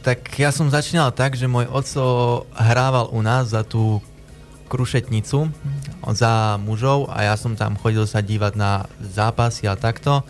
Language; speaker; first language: Slovak; native; Slovak